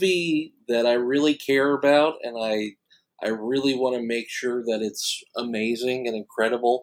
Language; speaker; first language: English; native; English